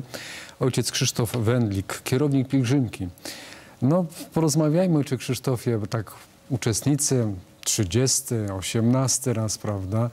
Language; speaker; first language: Polish; native; Polish